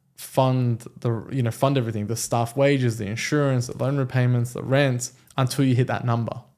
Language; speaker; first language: English; early bilingual, other home language; Persian